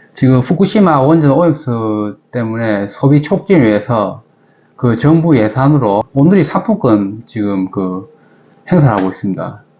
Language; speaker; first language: Korean; native; Korean